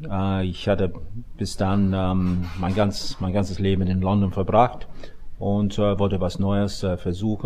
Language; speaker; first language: German; non-native, fluent; English